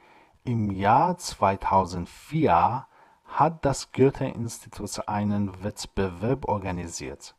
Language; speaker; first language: German; non-native, fluent; Persian